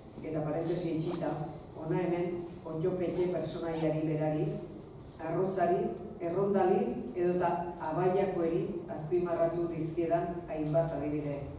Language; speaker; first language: Basque; native; Basque